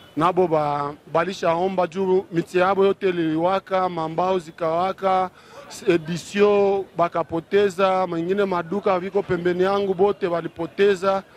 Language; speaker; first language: Swahili; native; Swahili